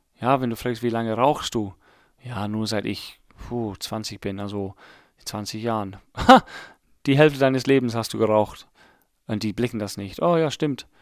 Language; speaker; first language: German; non-native, fluent; English